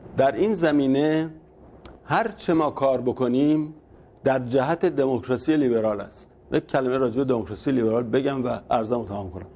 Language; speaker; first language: Persian; native; Persian